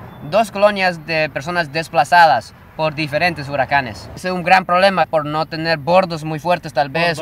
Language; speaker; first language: Spanish; non-native, fluent; Japanese